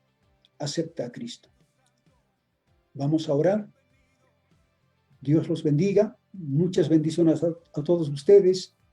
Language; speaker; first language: Spanish; native; Spanish